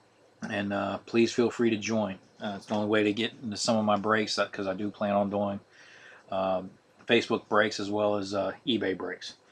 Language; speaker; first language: English; native; English